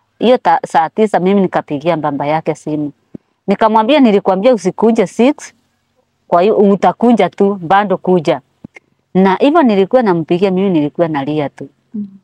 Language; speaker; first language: Swahili; non-native, local second language; Kikuyu